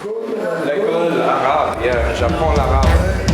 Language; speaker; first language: French; non-native, fluent; English